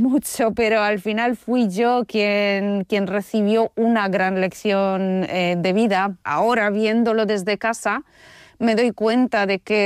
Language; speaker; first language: Spanish; non-native, fluent; Polish